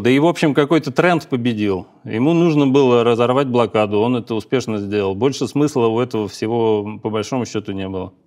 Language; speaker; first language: Russian; native; Russian